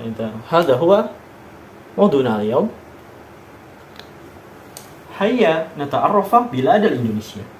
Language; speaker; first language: Arabic; non-native, fluent; Indonesian